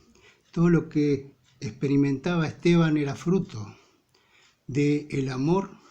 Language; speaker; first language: Spanish; native; Spanish